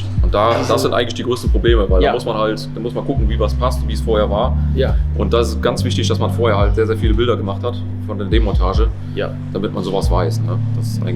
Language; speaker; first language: German; native; German